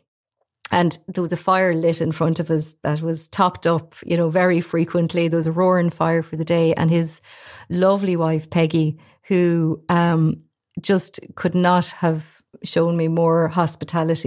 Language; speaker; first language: English; native; English